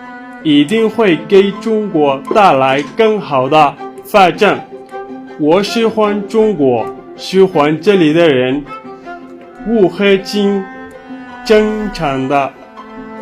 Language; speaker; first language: Chinese; non-native, learner; Somali